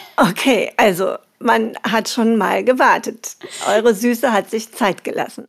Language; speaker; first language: German; non-native, fluent; French